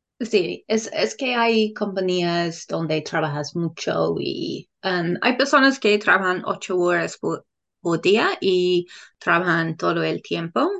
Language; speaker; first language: Spanish; non-native, learner; English